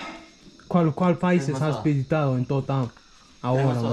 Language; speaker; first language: Spanish; non-native, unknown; English